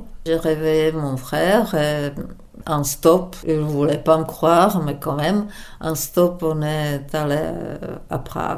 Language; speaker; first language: French; non-native, fluent; Czech